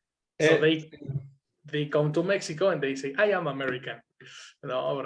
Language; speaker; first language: English; non-native, fluent; Spanish